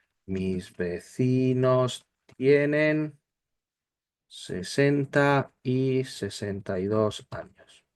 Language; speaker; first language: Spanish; non-native, learner; English